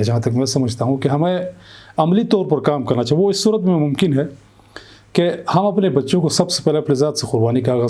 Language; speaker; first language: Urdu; non-native, local second language; Shina